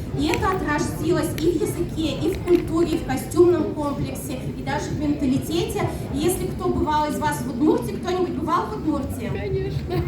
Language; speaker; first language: Russian; non-native, local second language; Udmurt